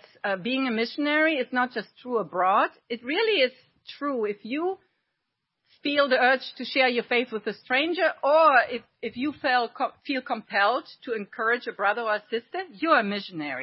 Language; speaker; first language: English; non-native, fluent; German